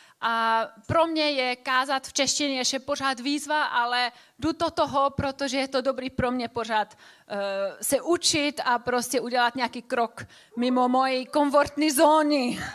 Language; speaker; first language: Czech; non-native, fluent; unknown